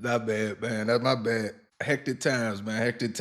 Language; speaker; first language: English; native; English